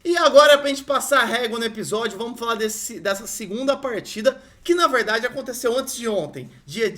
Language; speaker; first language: Portuguese; native; Portuguese